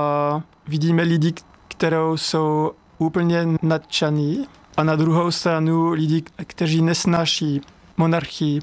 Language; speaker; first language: Czech; non-native, fluent; French